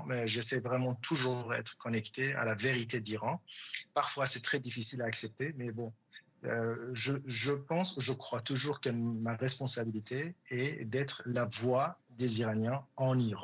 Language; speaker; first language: French; non-native, fluent; Persian